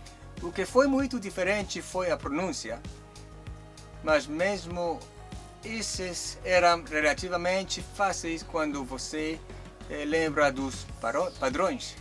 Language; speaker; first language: Portuguese; non-native, learner; Chinese